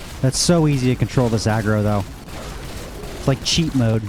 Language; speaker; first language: English; native; English